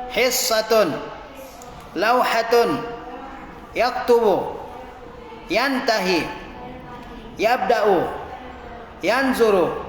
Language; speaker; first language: Arabic; non-native, fluent; Indonesian